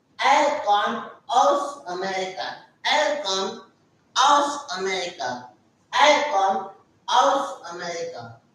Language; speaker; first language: German; non-native, learner; Hindi